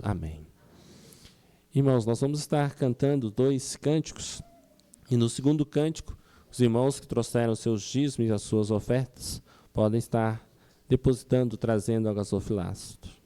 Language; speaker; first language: Portuguese; native; Portuguese